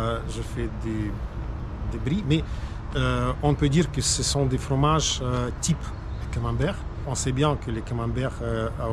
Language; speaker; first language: French; non-native, learner; Russian